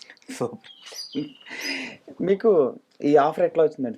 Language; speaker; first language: Telugu; native; Telugu